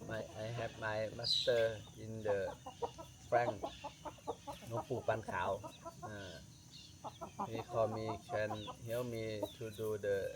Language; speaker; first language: English; non-native, learner; Thai